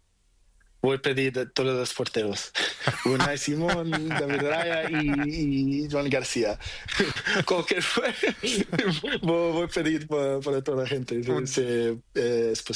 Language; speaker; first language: Spanish; non-native, learner; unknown